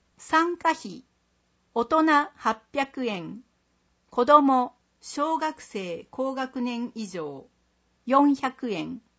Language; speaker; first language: Japanese; native; Japanese